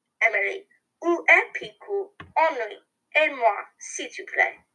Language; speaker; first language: French; non-native, learner; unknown